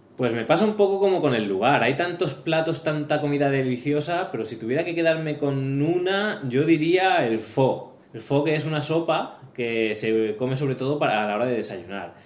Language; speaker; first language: Spanish; native; Spanish